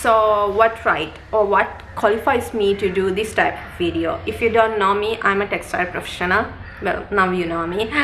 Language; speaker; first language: English; non-native, local second language; Sinhala